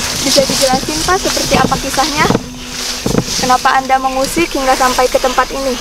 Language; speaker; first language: Indonesian; native; Indonesian